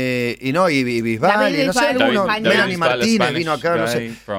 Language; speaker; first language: Spanish; native; Spanish